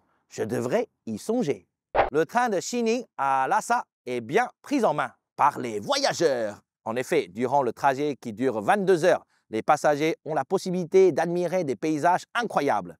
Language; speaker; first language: French; native; French